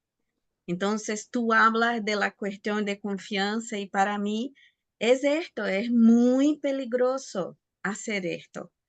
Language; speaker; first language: Spanish; non-native, fluent; Portuguese